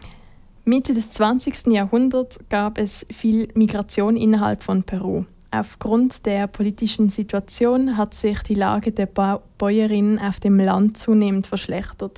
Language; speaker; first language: German; native; German